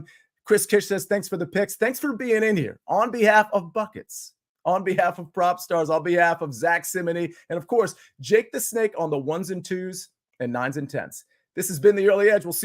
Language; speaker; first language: English; native; English